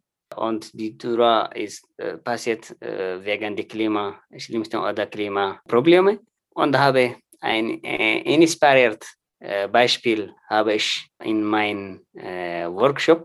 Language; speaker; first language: German; non-native, learner; Tigrinya